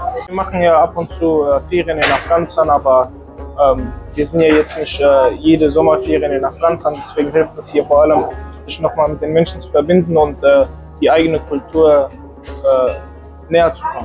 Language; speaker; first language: German; early bilingual, other home language; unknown